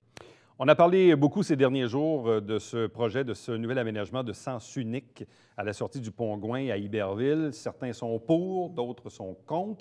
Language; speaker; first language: French; native; French